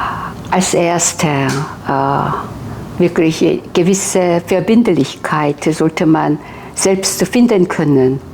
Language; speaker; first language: German; non-native, fluent; Korean